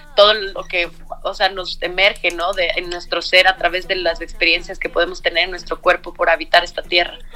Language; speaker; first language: Spanish; native; Spanish